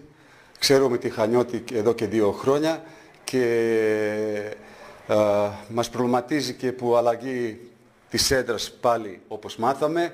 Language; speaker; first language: Greek; non-native, fluent; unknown